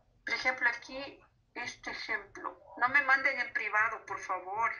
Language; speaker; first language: Spanish; native; Spanish